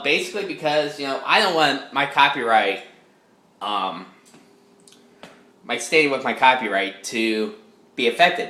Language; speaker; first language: English; native; English